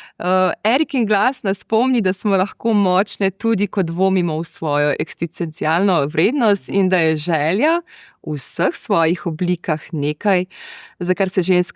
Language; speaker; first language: Slovenian; native; Slovenian